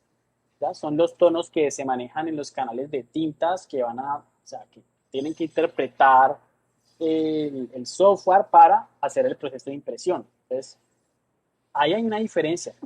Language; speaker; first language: Spanish; native; Spanish